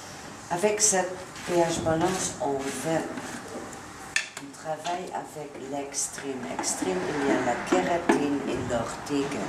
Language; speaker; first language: French; non-native, learner; Italian